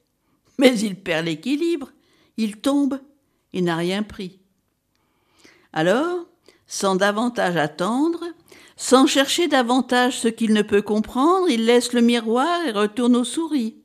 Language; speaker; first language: French; native; French